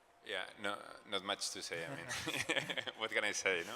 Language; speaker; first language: English; non-native, fluent; Spanish